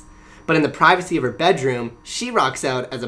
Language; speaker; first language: English; native; English